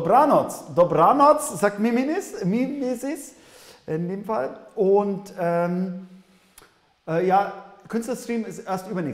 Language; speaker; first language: German; native; German